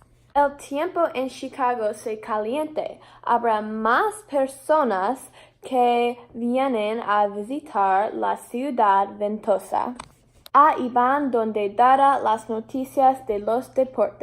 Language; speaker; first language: Spanish; non-native, learner; English